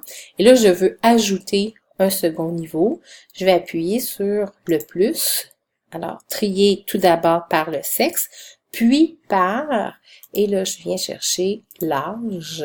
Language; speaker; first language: French; native; French